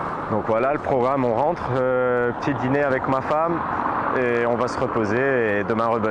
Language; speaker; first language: French; native; French